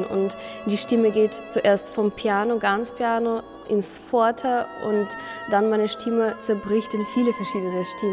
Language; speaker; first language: German; non-native, fluent; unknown